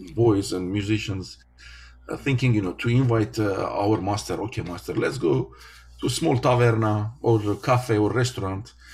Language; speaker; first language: English; non-native, fluent; Armenian